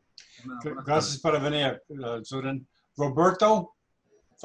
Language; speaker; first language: Spanish; non-native, learner; English